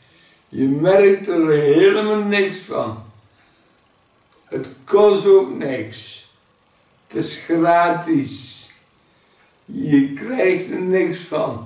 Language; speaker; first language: Dutch; native; Dutch